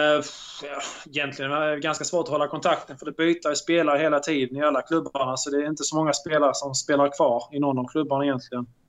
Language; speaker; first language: Swedish; native; Swedish